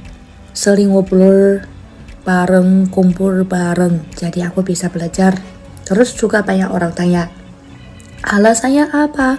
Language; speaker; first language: Indonesian; non-native, fluent; Chinese